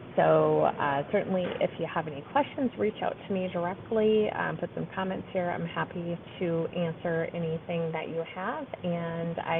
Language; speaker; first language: English; native; English